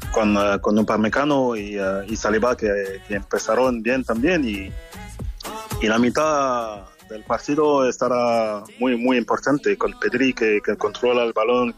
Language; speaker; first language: Spanish; non-native, fluent; French